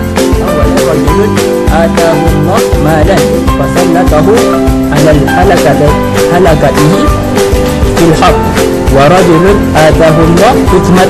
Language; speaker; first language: Arabic; non-native, learner; Malay